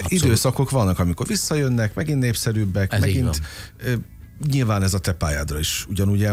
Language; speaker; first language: Hungarian; native; Hungarian